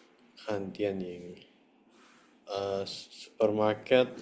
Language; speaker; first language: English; non-native, fluent; Indonesian